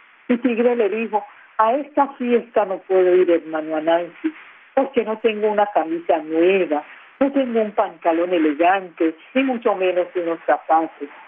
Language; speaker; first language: Spanish; non-native, local second language; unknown